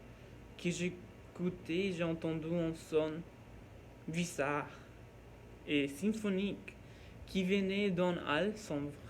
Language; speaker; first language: French; non-native, learner; Norwegian